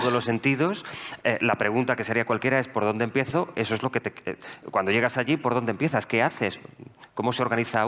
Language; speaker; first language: Spanish; native; Spanish